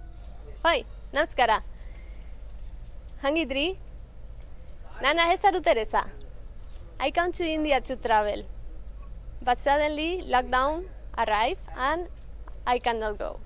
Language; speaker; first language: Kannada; non-native, learner; Spanish